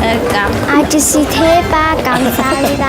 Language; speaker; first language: Korean; non-native, learner; Vietnamese